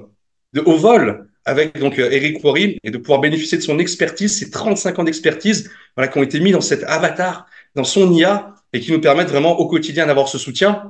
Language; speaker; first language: French; native; French